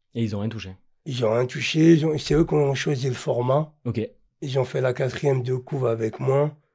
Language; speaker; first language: French; native; French